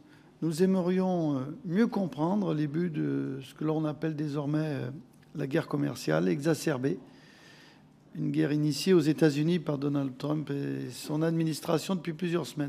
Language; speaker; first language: French; native; French